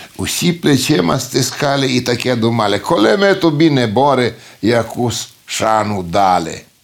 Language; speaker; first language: Ukrainian; early bilingual, heritage; Ukrainian